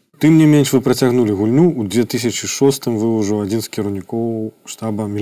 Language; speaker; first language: Belarusian; non-native, local second language; Russian